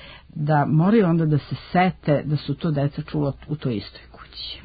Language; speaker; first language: Serbian; native; Serbian